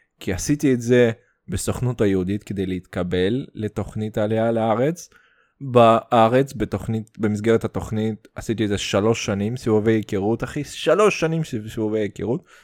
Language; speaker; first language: Hebrew; early bilingual, other home language; Russian